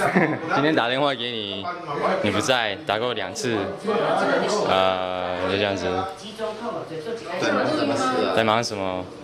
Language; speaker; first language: Chinese; early bilingual, heritage; Chinese